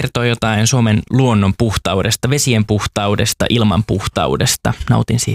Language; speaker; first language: Finnish; native; Finnish